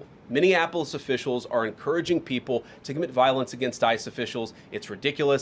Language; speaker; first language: English; native; English